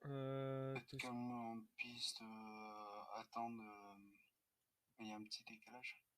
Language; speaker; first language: French; native; French